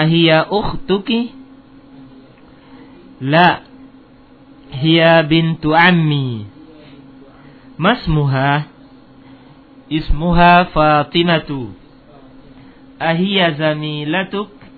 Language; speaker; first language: Arabic; non-native, fluent; Indonesian